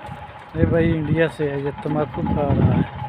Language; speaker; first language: Hindi; non-native, local second language; Punjabi